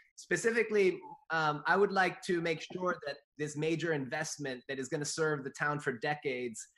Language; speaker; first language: English; native; English